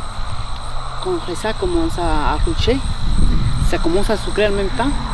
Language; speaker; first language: French; non-native, learner; Spanish